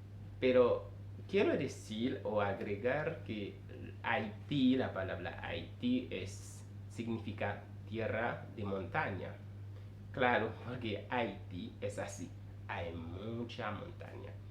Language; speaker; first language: Spanish; non-native, fluent; Haitian Creole